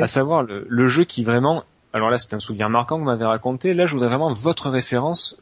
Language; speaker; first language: French; native; French